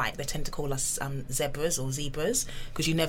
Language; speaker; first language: English; native; English